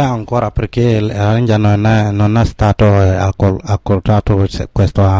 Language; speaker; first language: Italian; non-native, learner; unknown